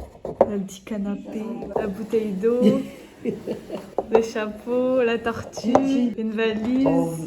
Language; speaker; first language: French; native; French